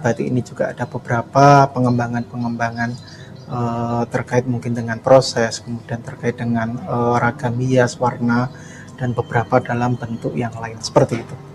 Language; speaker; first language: Indonesian; native; Indonesian